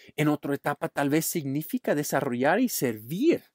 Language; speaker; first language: Spanish; non-native, fluent; English